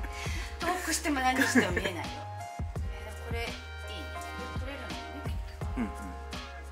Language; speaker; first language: Japanese; native; Japanese